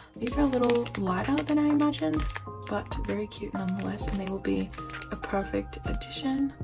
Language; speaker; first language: English; native; English